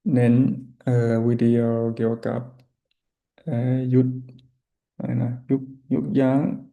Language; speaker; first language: Thai; non-native, learner; English